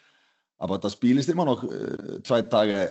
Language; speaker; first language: German; non-native, fluent; Icelandic